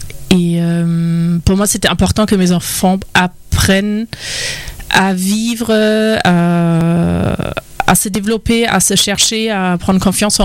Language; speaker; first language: French; non-native, fluent; German